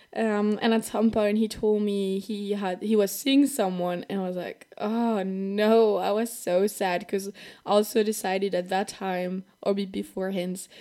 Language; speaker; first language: English; non-native, fluent; French